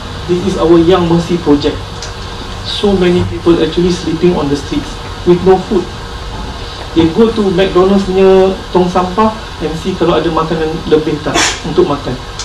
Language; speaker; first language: English; non-native, local second language; Malay